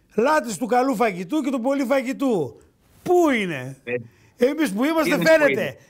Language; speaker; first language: Greek; native; Greek